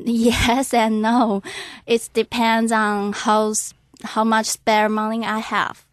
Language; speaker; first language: English; non-native, learner; Chinese